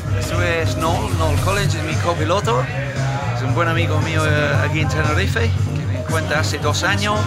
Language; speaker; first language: Spanish; non-native, learner; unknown